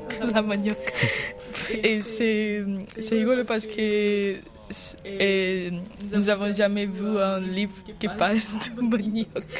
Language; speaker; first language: French; non-native, learner; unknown